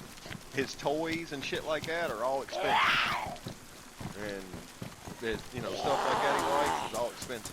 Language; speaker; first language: English; native; English